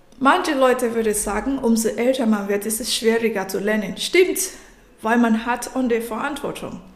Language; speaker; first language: German; non-native, fluent; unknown